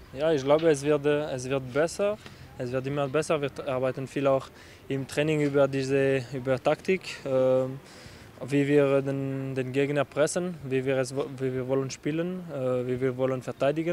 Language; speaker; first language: German; non-native, local second language; French